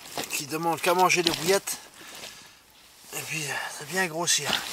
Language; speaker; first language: French; non-native, fluent; English